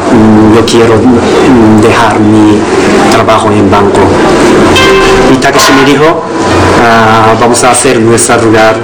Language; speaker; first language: Spanish; non-native, learner; Japanese